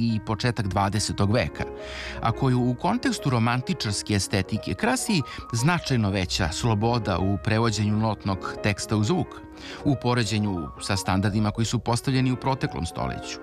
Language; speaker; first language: Serbian; native; Serbian